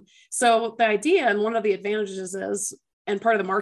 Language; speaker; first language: English; native; English